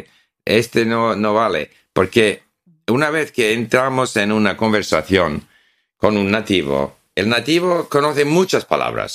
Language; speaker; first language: Spanish; non-native, fluent; English